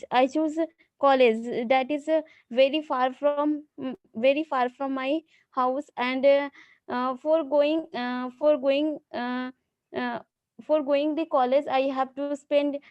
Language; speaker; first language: English; non-native, learner; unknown